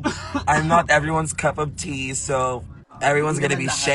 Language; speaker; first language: English; non-native, local second language; Cebuano